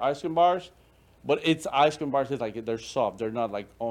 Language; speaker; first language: English; native; English